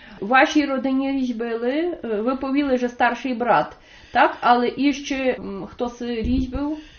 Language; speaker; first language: Ukrainian; native; Ukrainian